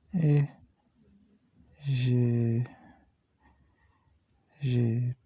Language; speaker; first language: French; non-native, learner; Portuguese